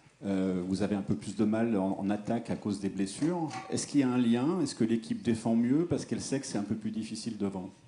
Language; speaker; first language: French; native; French